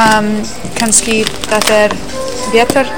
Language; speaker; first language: Icelandic; non-native, learner; English